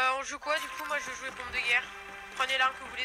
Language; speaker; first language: French; native; French